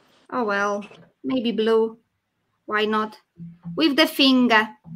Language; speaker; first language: English; non-native, fluent; Polish